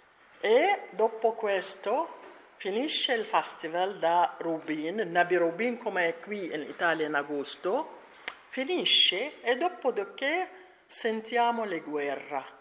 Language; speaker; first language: Italian; non-native, learner; Arabic